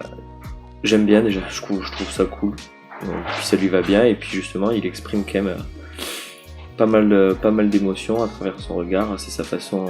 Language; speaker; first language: French; native; French